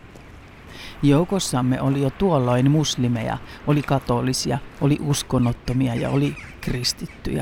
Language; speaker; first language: Finnish; early bilingual, heritage; Finnish